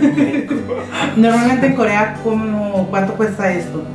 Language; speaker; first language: Spanish; non-native, local second language; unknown